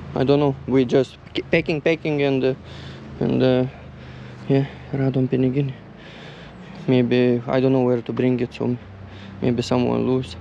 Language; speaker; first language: English; non-native, learner; Lithuanian